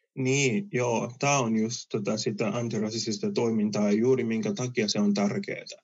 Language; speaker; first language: Finnish; early bilingual, other home language; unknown